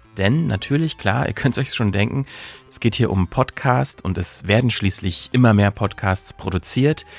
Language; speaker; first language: German; native; German